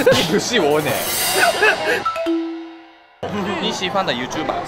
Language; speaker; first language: Chinese; non-native, learner; Japanese